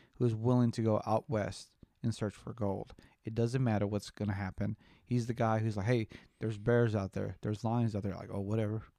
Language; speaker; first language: English; native; English